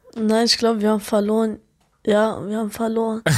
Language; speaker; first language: German; early bilingual, other home language; Arabic